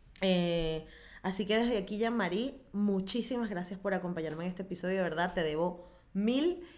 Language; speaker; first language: Spanish; native; Spanish